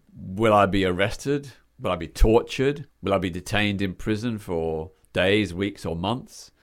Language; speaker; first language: English; native; English